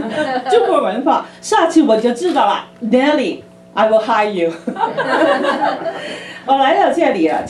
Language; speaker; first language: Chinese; early bilingual, other home language; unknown